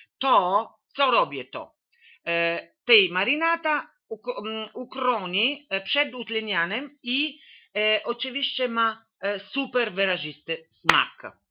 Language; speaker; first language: Polish; non-native, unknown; Italian